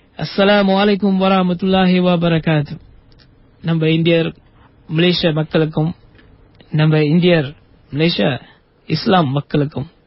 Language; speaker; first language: Malay; non-native, local second language; Tamil